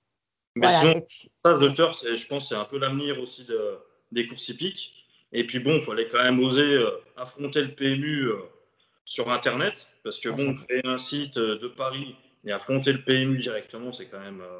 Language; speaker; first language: French; native; French